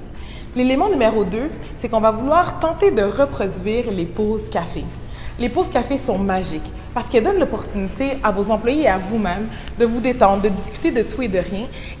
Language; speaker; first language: French; native; French